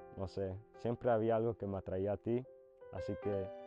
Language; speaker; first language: Spanish; early bilingual, heritage; Spanish